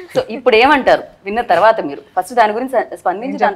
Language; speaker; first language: Telugu; native; Telugu